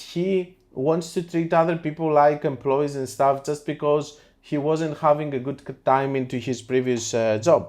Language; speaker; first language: English; non-native, fluent; Greek